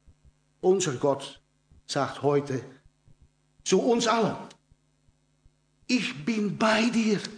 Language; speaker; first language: German; non-native, learner; Dutch